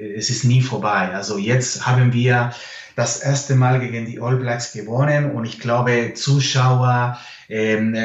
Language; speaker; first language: German; non-native, fluent; Spanish